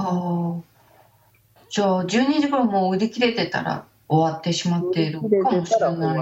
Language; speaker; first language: Japanese; native; Japanese